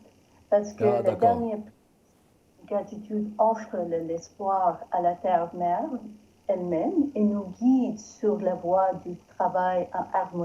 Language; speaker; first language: French; non-native, learner; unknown